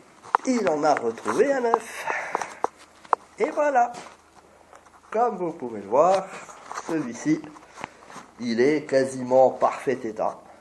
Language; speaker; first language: French; native; French